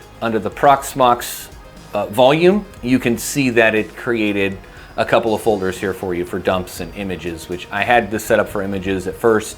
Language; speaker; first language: English; native; English